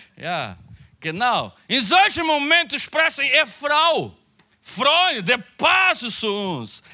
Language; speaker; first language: German; non-native, learner; Portuguese